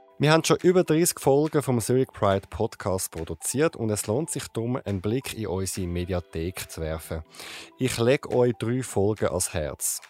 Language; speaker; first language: German; native; German